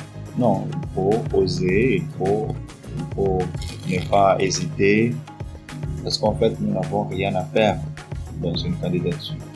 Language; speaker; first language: French; non-native, fluent; Portuguese